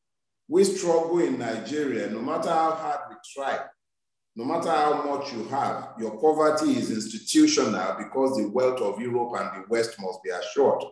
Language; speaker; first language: English; non-native, local second language; Yoruba